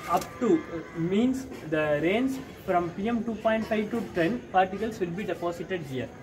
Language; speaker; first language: English; non-native, local second language; Tamil